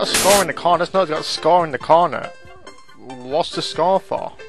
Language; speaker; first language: English; native; English